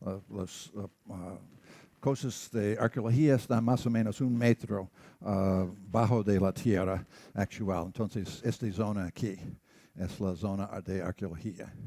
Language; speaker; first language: Spanish; non-native, learner; English